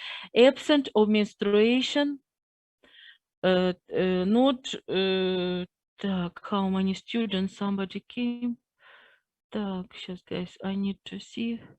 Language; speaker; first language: English; non-native, fluent; Russian